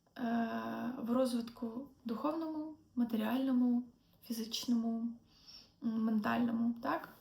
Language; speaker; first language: Ukrainian; non-native, local second language; Russian